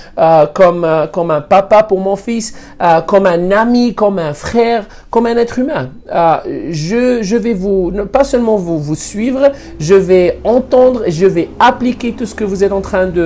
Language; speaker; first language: French; non-native, fluent; Spanish